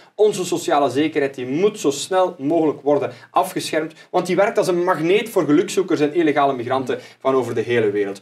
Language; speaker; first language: Dutch; native; Dutch